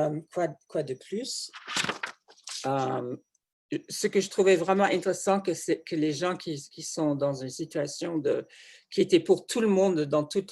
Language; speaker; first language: French; non-native, fluent; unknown